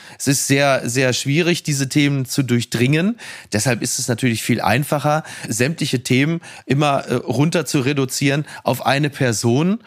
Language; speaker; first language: German; native; German